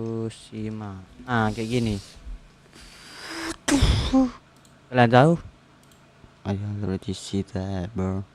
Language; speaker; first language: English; non-native, learner; Indonesian